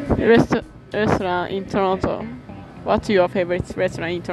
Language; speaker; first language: English; non-native, learner; Japanese